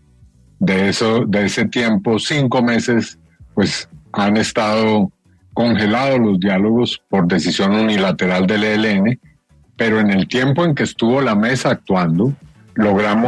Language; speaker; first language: Spanish; native; Spanish